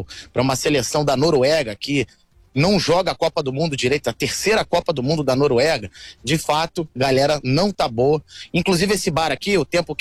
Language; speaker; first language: Portuguese; native; Portuguese